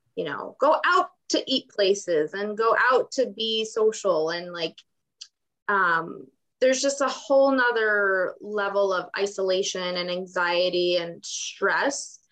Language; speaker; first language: English; non-native, fluent; Ukrainian